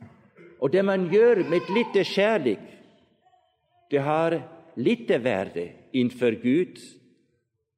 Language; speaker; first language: Swedish; non-native, fluent; German